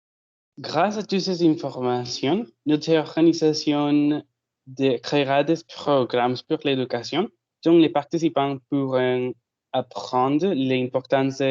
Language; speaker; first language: French; non-native, learner; Spanish